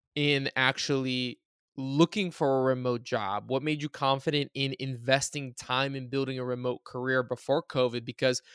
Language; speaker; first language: English; early bilingual, other home language; Bulgarian